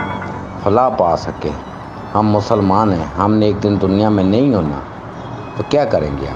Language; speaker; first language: Urdu; native; Urdu